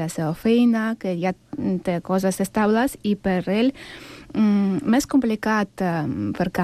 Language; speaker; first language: Catalan; non-native, learner; Russian